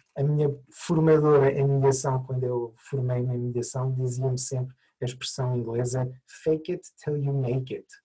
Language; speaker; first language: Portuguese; non-native, fluent; French